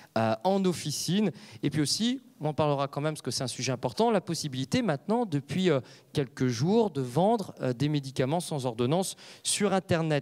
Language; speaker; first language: French; native; French